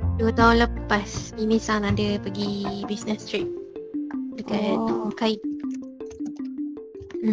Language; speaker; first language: Japanese; non-native, learner; Malay